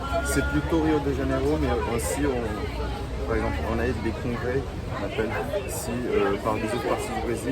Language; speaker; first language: French; non-native, fluent; Portuguese